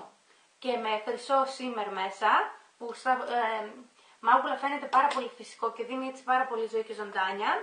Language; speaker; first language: Greek; native; Greek